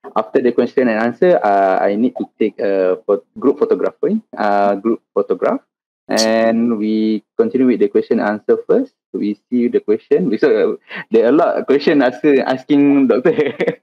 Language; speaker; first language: English; non-native, local second language; Malay